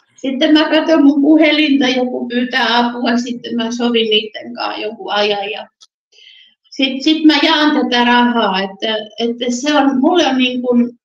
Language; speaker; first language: Finnish; early bilingual, other home language; Russian